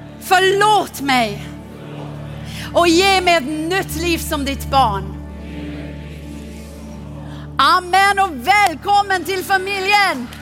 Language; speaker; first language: Swedish; non-native, fluent; German